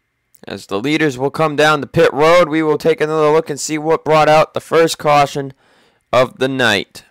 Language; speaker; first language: English; native; English